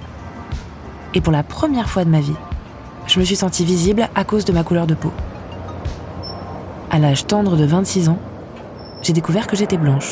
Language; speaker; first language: French; native; French